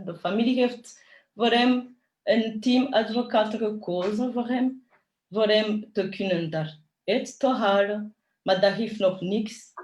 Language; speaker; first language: Dutch; non-native, fluent; Kinyarwanda